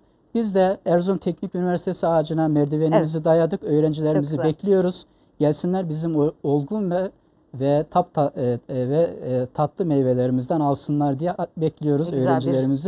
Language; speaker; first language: Turkish; native; Turkish